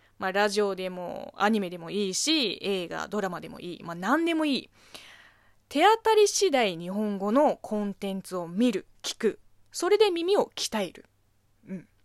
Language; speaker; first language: Japanese; non-native, fluent; Chinese